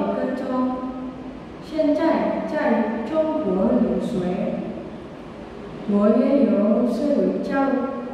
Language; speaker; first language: Chinese; non-native, learner; Indonesian